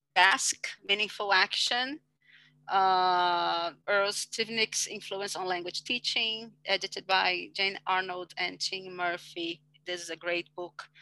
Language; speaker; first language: English; non-native, fluent; Portuguese